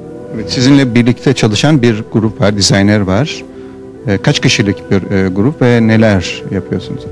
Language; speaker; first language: Turkish; native; Turkish